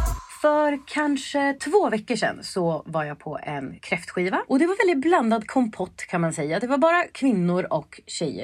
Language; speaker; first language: Swedish; native; Swedish